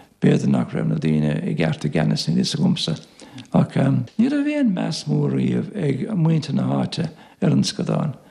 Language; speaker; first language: Irish; native; Irish